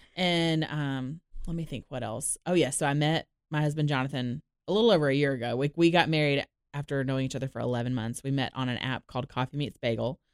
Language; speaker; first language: English; native; English